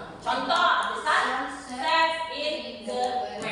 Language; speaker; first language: English; non-native, learner; Indonesian